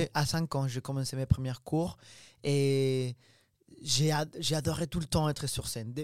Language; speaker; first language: French; non-native, fluent; Spanish